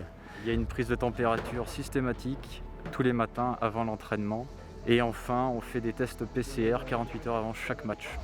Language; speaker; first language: French; native; French